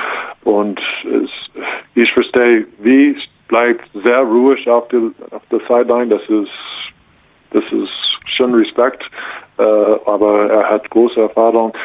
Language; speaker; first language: German; non-native, learner; English